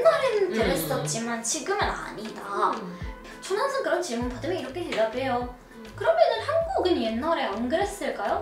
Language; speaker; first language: Korean; non-native, fluent; Arabic